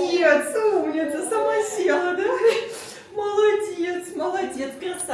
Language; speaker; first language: Russian; native; Russian